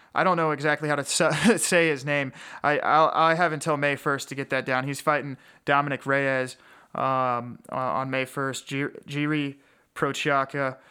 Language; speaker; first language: English; native; English